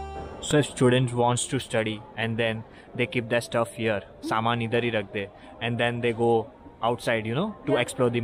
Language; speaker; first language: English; non-native, local second language; Hindi